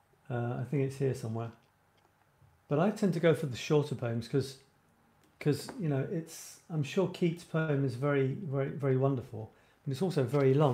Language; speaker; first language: English; native; English